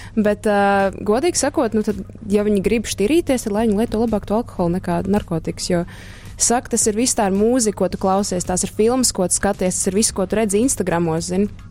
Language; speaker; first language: Latvian; native; Latvian